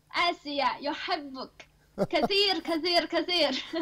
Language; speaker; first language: Arabic; non-native, learner; Chinese